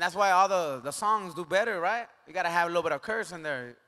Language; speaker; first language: English; early bilingual, other home language; Spanish